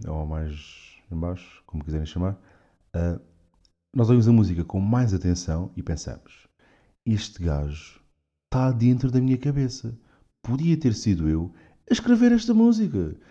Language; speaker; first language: Portuguese; native; Portuguese